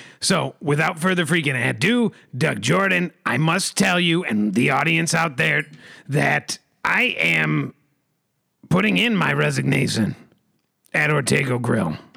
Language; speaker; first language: English; native; English